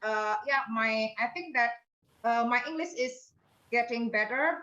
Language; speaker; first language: English; non-native, fluent; Indonesian